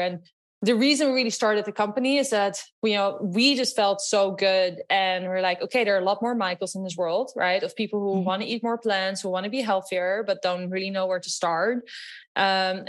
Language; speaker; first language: English; non-native, fluent; Dutch